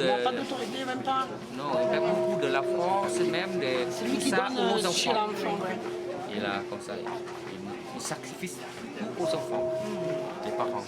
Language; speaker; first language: French; non-native, fluent; Vietnamese